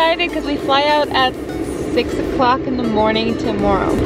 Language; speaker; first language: English; native; English